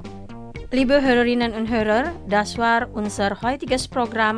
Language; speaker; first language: German; non-native, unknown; Indonesian